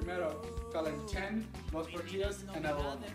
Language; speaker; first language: Spanish; non-native, learner; English